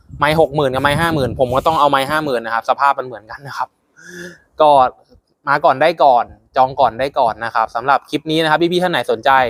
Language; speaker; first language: Thai; native; Thai